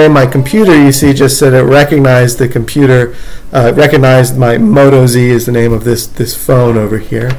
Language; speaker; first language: English; native; English